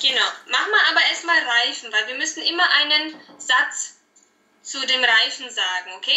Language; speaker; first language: German; native; German